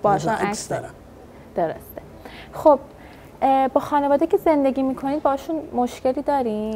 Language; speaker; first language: Persian; native; Persian